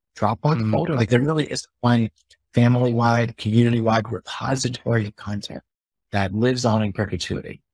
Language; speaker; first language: English; native; English